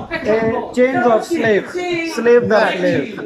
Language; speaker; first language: English; non-native, learner; Urdu